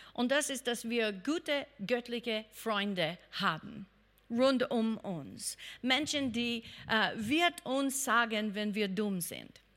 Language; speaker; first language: German; non-native, fluent; English